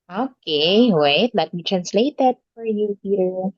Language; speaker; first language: English; non-native, local second language; Filipino